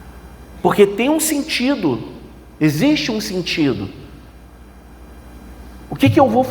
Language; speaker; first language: Portuguese; native; Portuguese